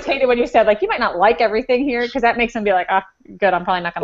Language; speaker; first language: English; native; English